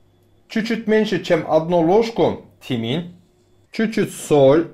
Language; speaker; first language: Russian; non-native, learner; Turkish